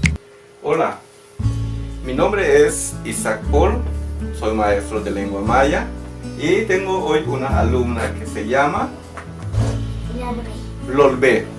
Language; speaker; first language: Spanish; non-native, local second language; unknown